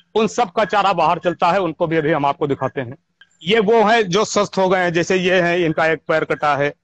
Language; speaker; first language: Hindi; native; Hindi